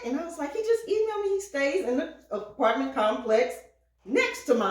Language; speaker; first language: English; native; English